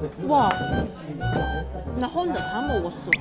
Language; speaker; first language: Korean; non-native, learner; Cantonese